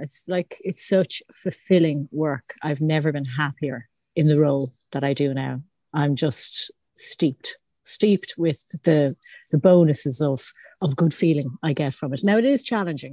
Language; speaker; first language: English; native; English